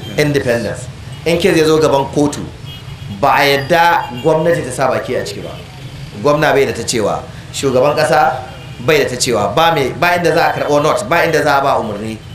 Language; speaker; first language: Hausa; native; Hausa